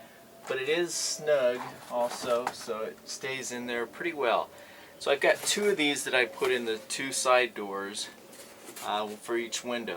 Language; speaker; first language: English; native; English